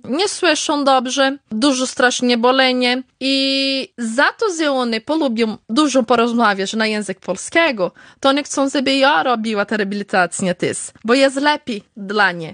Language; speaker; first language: Polish; early bilingual, heritage; Portuguese